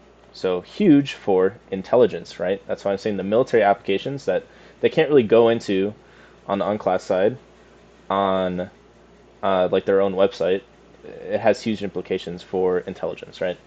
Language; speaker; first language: English; native; English